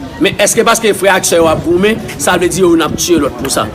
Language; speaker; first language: Haitian Creole; native; Haitian Creole